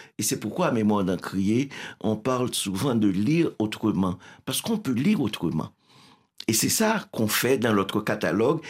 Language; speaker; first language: French; non-native, local second language; Haitian Creole